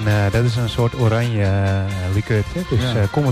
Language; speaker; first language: Dutch; native; Dutch